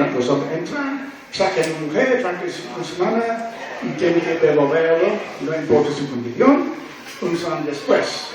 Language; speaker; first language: Spanish; non-native, fluent; English